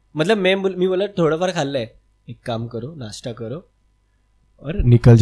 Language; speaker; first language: Hindi; non-native, local second language; Marathi